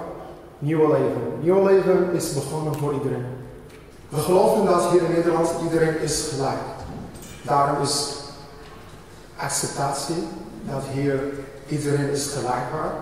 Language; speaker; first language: Dutch; non-native, learner; Arabic